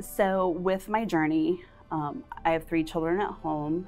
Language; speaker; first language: English; native; English